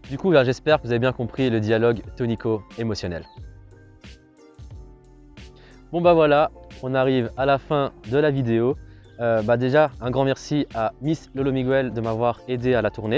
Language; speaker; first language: French; native; French